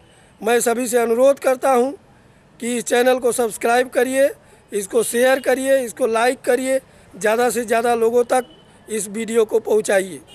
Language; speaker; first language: Hindi; native; Hindi